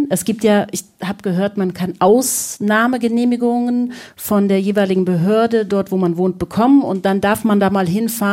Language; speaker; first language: German; native; German